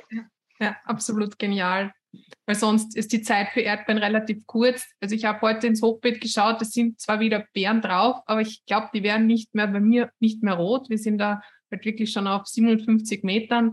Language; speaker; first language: German; native; German